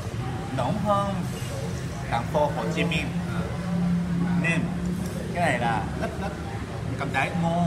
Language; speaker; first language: Vietnamese; non-native, learner; Japanese